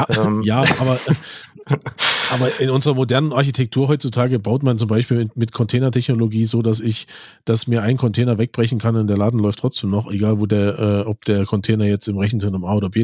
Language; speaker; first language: German; native; German